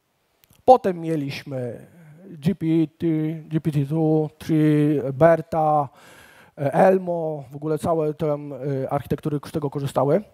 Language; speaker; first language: Polish; native; Polish